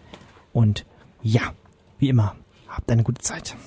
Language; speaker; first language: German; native; German